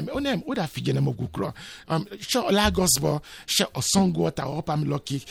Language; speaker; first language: Hungarian; non-native, learner; Yoruba